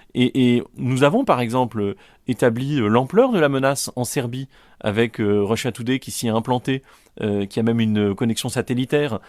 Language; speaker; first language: French; native; French